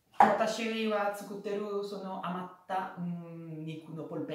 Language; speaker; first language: Japanese; non-native, learner; Italian